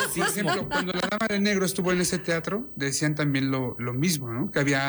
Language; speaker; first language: Spanish; native; Spanish